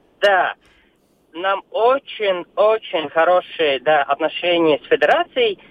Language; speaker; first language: Russian; non-native, local second language; Latvian